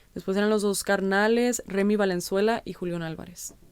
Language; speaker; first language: Spanish; early bilingual, heritage; Spanish